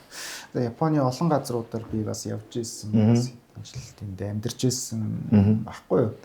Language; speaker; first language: Mongolian; non-native, fluent; Japanese